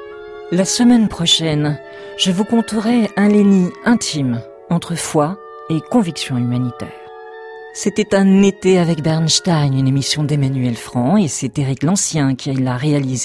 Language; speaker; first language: French; native; French